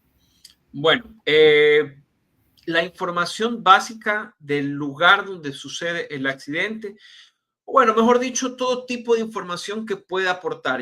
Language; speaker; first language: Spanish; native; Spanish